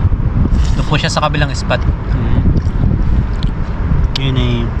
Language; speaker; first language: Filipino; native; Filipino